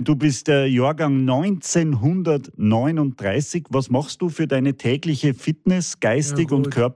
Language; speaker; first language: German; native; German